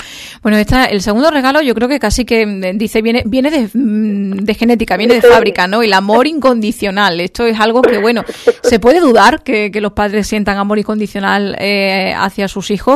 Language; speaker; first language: Spanish; native; Spanish